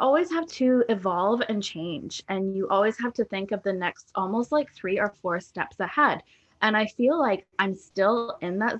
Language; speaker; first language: English; native; English